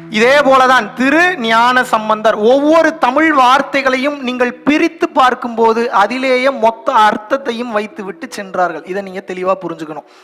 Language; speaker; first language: Tamil; non-native, local second language; Telugu